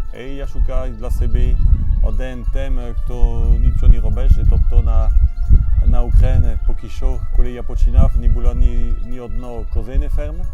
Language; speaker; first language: Ukrainian; non-native, learner; French